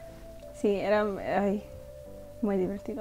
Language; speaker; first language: Spanish; early bilingual, heritage; English